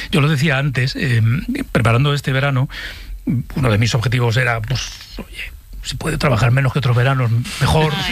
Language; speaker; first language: Spanish; native; Spanish